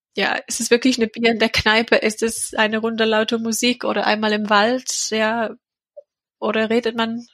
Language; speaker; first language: German; non-native, fluent; English